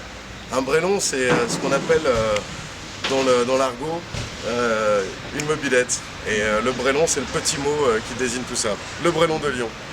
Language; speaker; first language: French; native; French